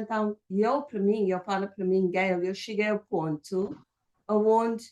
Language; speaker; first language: Portuguese; non-native, fluent; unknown